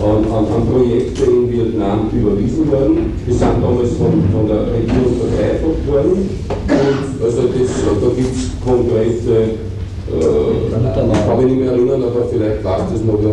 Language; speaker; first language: German; native; German